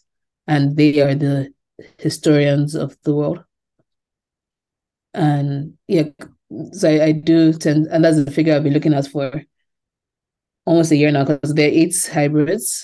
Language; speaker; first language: English; non-native, local second language; Yoruba